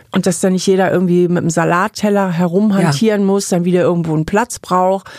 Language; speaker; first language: German; native; German